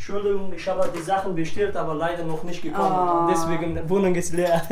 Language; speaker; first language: German; non-native, learner; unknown